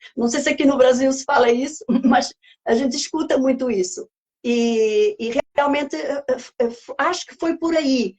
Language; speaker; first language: Portuguese; native; Portuguese